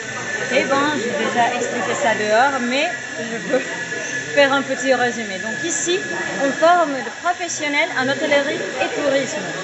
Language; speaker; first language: French; non-native, fluent; Spanish